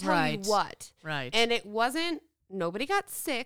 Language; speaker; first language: English; native; English